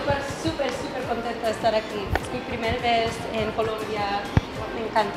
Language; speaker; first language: Spanish; early bilingual, heritage; English